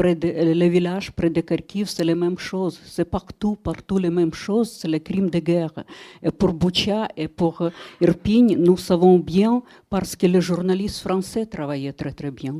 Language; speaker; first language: French; non-native, fluent; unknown